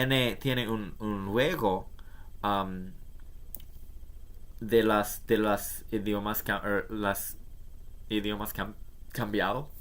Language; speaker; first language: Spanish; non-native, learner; English